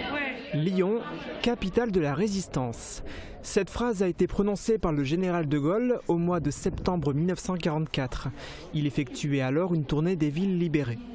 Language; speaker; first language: French; native; French